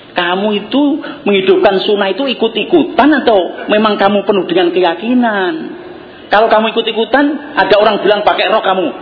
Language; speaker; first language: Indonesian; non-native, local second language; Javanese